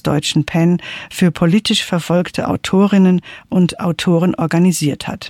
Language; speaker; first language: German; native; German